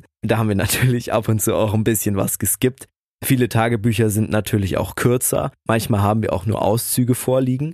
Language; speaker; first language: German; native; German